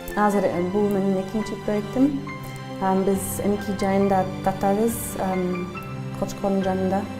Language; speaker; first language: Kyrgyz; non-native, learner; German